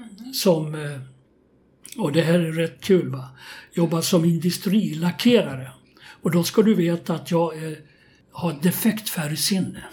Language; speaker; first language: Swedish; native; Swedish